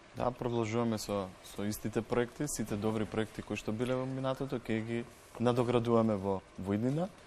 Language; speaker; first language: Macedonian; native; Macedonian